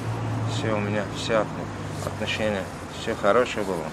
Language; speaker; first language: Russian; non-native, learner; Turkish